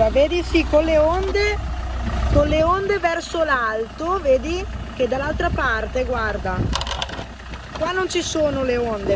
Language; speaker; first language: Italian; native; Italian